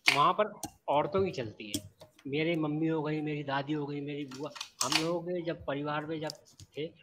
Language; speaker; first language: Hindi; native; Hindi